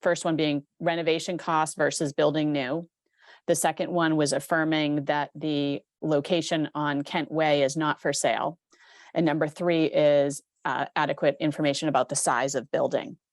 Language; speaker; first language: English; native; English